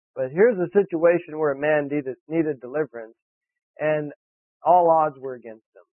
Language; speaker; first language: English; native; English